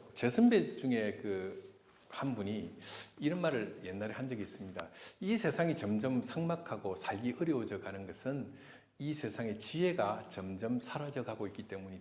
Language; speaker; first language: Korean; native; Korean